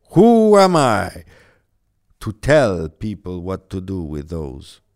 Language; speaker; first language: English; non-native, fluent; French